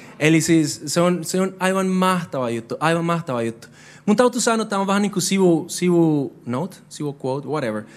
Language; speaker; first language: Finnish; non-native, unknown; Spanish